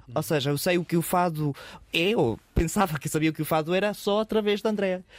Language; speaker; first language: Portuguese; non-native, fluent; Spanish